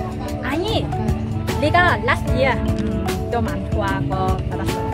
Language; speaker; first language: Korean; non-native, learner; Vietnamese